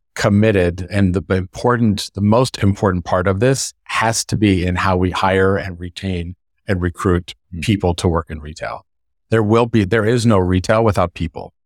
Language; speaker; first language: English; native; English